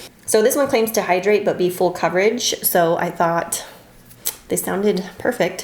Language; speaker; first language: English; native; English